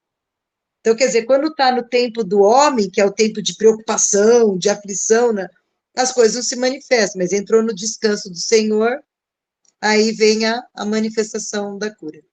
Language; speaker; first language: Portuguese; native; Portuguese